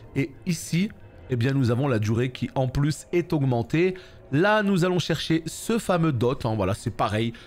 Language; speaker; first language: French; native; French